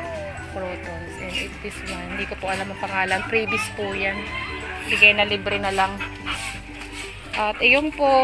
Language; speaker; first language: Filipino; native; Filipino